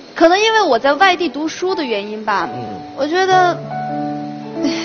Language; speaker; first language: Chinese; native; Chinese